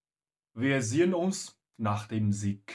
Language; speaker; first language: German; non-native, learner; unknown